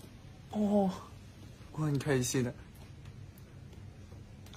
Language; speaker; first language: Chinese; non-native, learner; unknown